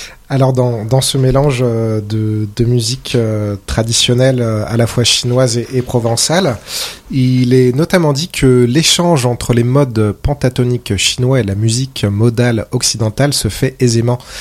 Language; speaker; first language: French; native; French